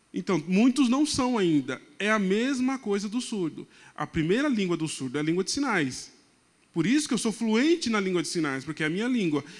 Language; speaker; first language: Portuguese; non-native, local second language; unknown